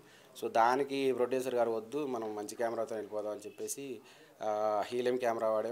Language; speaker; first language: Telugu; native; Telugu